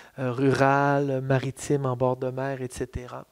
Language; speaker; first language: French; native; French